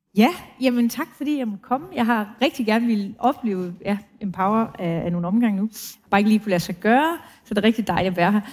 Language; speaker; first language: Danish; native; Danish